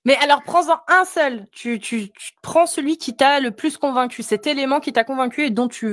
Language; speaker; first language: French; native; French